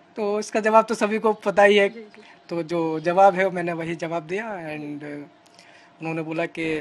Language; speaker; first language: Hindi; native; Hindi